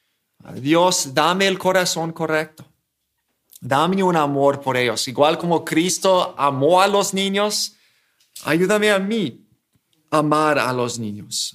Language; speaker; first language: Spanish; non-native, fluent; English